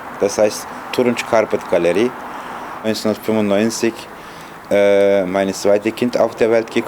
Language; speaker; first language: German; non-native, fluent; Turkish